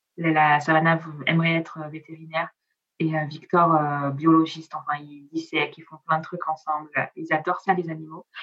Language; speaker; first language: French; early bilingual, other home language; Italian